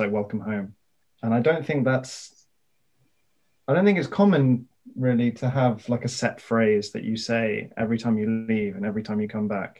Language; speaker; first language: English; native; English